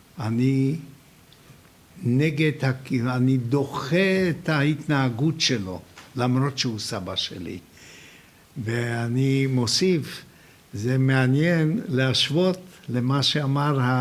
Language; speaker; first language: Hebrew; non-native, fluent; Hungarian